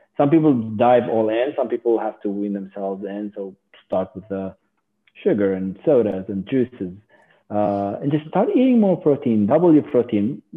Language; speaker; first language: English; non-native, fluent; Arabic